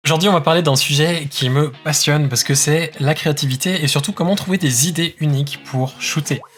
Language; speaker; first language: French; native; French